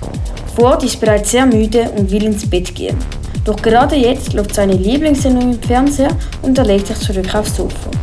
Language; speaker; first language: German; native; German